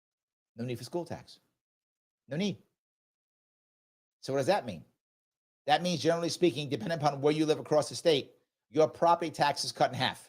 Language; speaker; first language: English; native; English